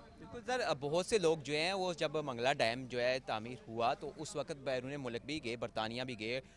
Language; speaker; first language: Urdu; non-native, local second language; Pahari-Potwari